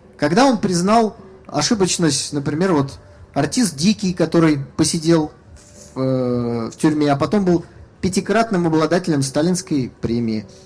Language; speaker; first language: Russian; native; Russian